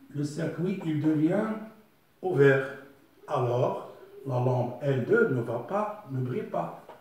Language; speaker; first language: French; non-native, local second language; Arabic